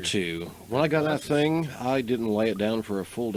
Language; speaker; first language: English; native; English